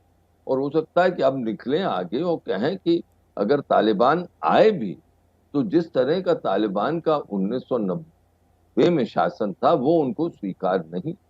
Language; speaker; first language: Hindi; native; Hindi